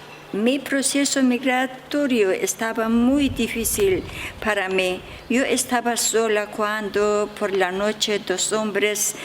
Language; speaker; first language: Spanish; non-native, learner; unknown